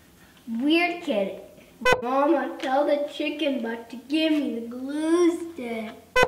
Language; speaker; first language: English; native; English